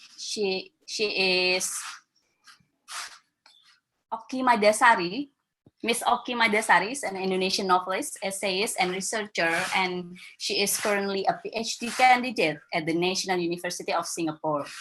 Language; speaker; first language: English; non-native, fluent; Indonesian